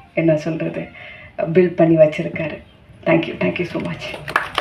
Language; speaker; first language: Tamil; non-native, fluent; Malayalam